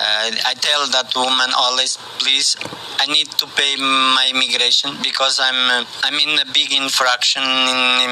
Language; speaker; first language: English; non-native, learner; Portuguese